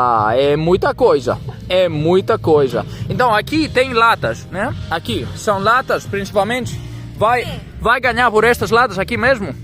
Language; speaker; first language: Portuguese; non-native, fluent; Greek